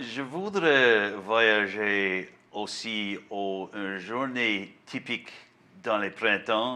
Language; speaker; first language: French; non-native, learner; English